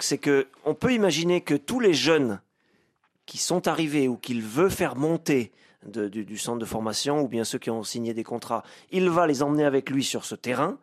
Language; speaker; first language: French; native; French